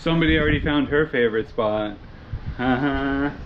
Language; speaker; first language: English; native; English